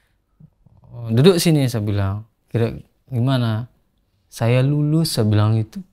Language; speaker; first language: Indonesian; non-native, local second language; Sasak